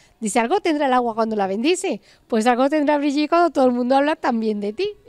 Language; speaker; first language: Spanish; native; Spanish